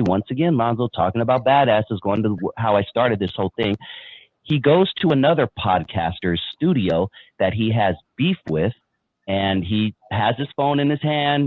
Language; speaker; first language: English; native; English